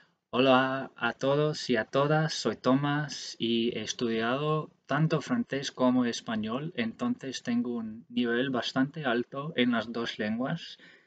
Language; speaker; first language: Spanish; non-native, fluent; English